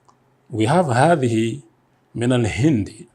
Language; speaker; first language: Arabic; non-native, fluent; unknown